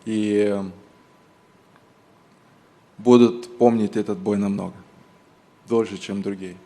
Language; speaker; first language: Russian; non-native, local second language; Romanian